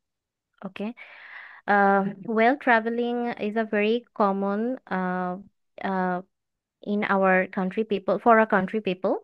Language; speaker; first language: English; non-native, learner; Bangla